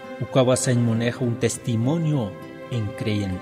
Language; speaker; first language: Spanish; non-native, local second language; Aymara